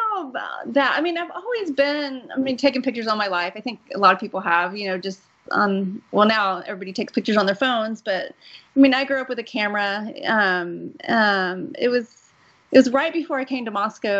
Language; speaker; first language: English; native; English